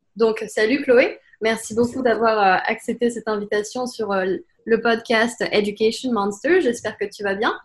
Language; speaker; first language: French; native; French